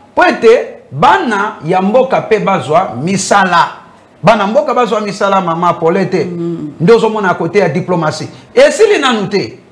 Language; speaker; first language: Lingala; non-native, local second language; Mongo